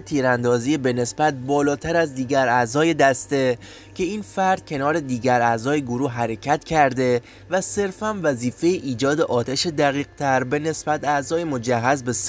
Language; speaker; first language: Persian; native; Persian